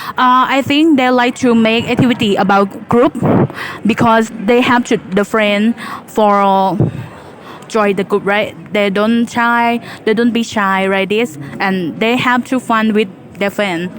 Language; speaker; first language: English; non-native, learner; Thai